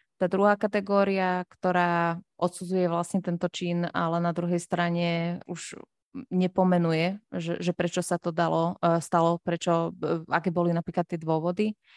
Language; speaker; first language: Slovak; non-native, local second language; Hungarian